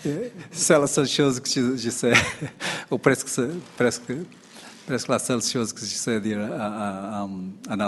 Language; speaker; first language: French; non-native, fluent; Portuguese